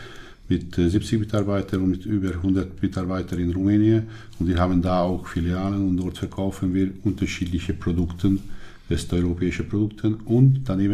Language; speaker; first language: German; non-native, learner; Hungarian